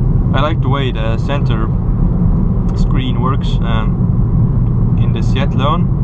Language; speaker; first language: English; non-native, fluent; Estonian